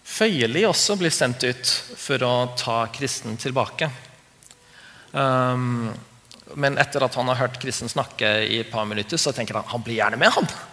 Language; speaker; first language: Norwegian; non-native, fluent; English